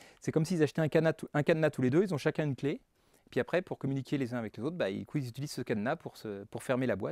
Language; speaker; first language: French; native; French